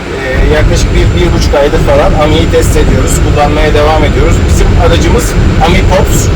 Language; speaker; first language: Turkish; native; Turkish